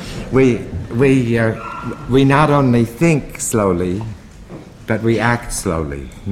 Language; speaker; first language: English; native; English